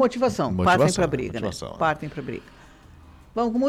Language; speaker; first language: Portuguese; native; Portuguese